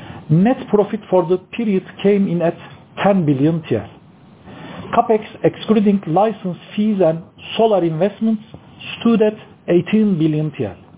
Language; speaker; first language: English; non-native, fluent; Turkish